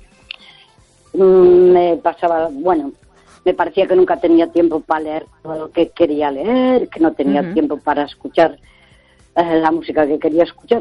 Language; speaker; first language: Spanish; native; Spanish